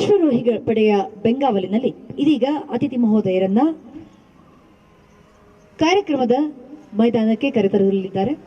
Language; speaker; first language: Kannada; native; Kannada